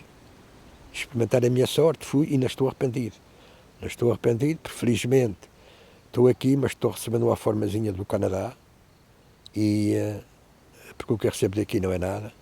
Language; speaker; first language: Portuguese; native; Portuguese